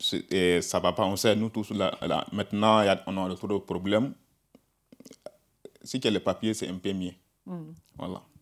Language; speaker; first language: French; non-native, learner; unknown